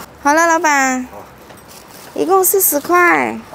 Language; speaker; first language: Chinese; non-native, fluent; Indonesian